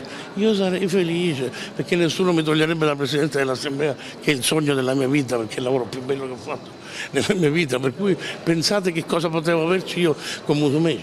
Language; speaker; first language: Italian; native; Italian